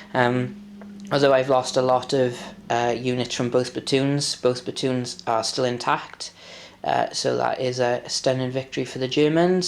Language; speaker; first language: English; native; English